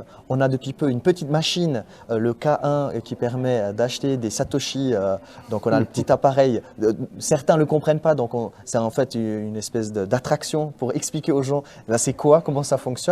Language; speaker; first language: French; native; French